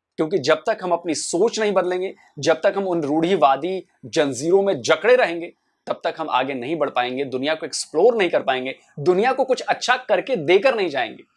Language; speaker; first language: Hindi; native; Hindi